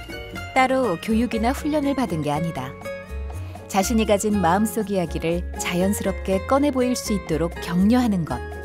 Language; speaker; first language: Korean; native; Korean